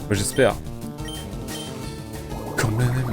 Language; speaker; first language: French; native; French